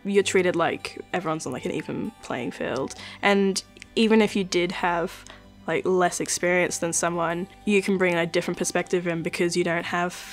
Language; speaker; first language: English; native; English